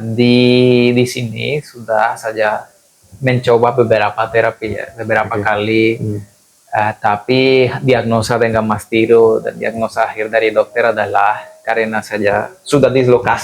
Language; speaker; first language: Indonesian; non-native, fluent; Spanish